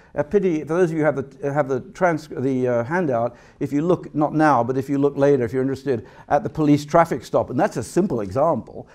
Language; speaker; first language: English; native; English